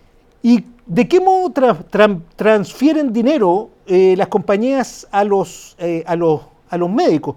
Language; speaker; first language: Spanish; native; Spanish